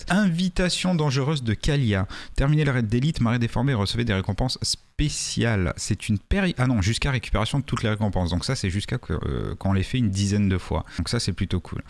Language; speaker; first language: French; native; French